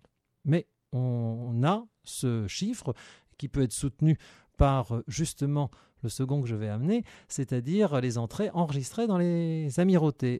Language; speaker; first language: French; native; French